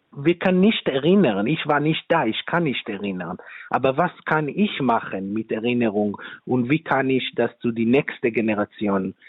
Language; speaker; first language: German; non-native, fluent; Hebrew